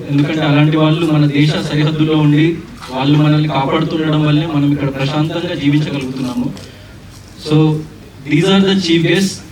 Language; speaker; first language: Telugu; native; Telugu